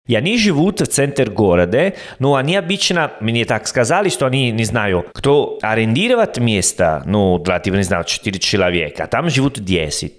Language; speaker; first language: Russian; non-native, learner; Italian